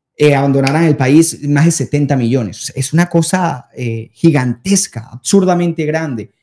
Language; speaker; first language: Spanish; native; Spanish